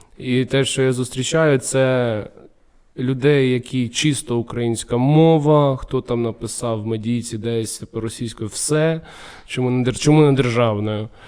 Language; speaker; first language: Ukrainian; non-native, local second language; Russian